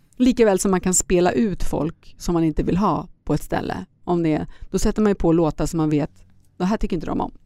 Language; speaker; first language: Swedish; native; Swedish